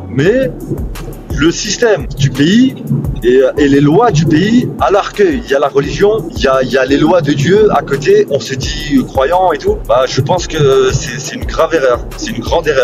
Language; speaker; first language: French; early bilingual, other home language; Turkish